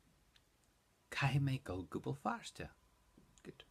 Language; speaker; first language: Irish; non-native, local second language; English